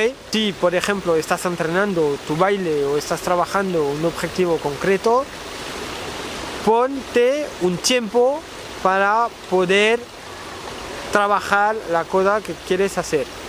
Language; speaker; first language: Spanish; non-native, fluent; French